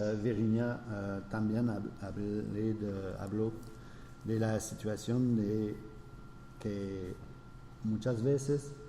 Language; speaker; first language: Spanish; non-native, fluent; French